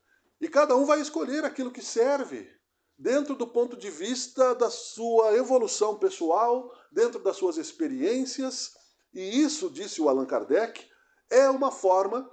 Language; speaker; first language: Portuguese; native; Portuguese